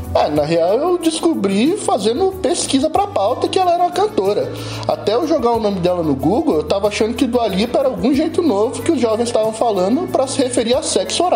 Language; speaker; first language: Portuguese; native; Portuguese